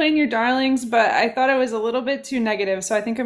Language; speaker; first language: English; native; English